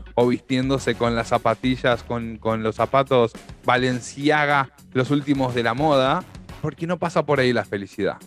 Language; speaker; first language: Spanish; native; Spanish